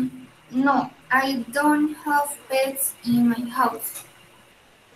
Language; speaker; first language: English; non-native, learner; Spanish